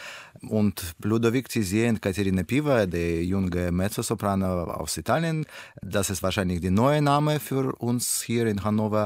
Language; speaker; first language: German; non-native, learner; Russian